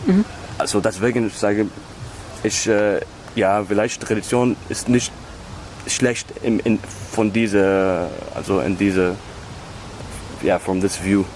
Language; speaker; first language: German; non-native, learner; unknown